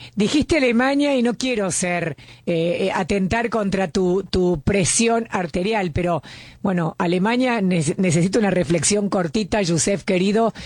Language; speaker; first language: Spanish; native; Spanish